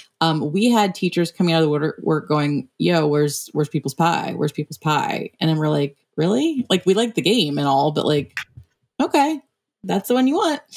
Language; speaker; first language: English; native; English